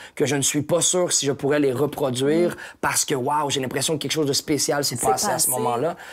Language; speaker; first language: French; native; French